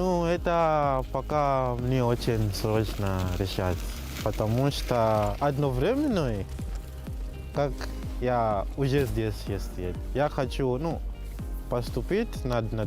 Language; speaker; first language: Russian; non-native, learner; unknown